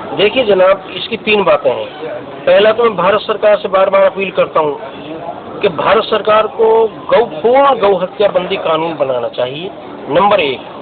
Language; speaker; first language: Urdu; non-native, local second language; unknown